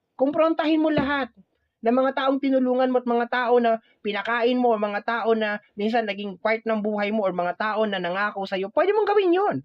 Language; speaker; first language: Filipino; native; Filipino